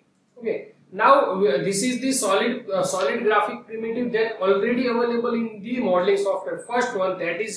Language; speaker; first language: English; non-native, local second language; Gujarati